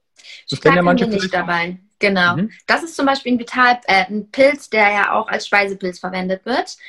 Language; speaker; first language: German; native; German